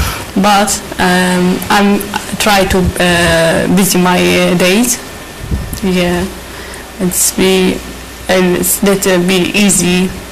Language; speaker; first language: English; non-native, learner; Arabic